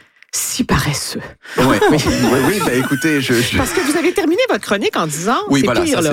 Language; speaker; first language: French; native; French